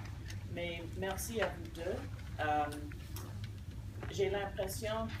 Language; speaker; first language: French; non-native, fluent; English